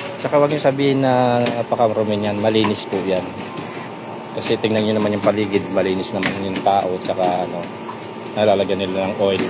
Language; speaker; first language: Filipino; non-native, local second language; Pampanga